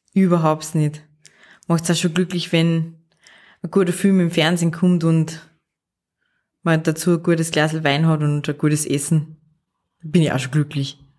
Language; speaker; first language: German; native; German